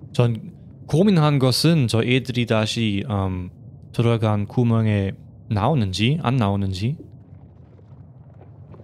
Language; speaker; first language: Korean; non-native, fluent; German